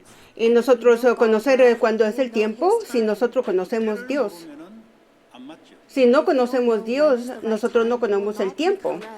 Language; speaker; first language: Spanish; non-native, fluent; Korean